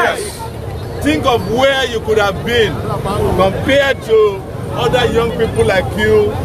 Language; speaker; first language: English; non-native, local second language; Yoruba